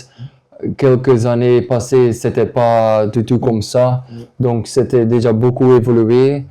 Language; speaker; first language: French; non-native, local second language; Dutch